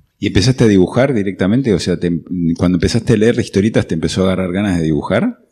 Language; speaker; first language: Spanish; native; Spanish